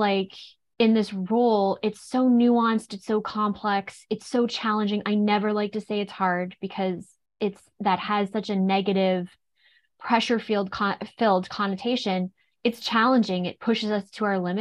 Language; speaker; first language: English; native; English